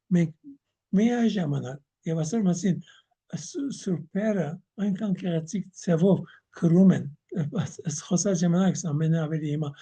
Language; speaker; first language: Armenian; early bilingual, heritage; Armenian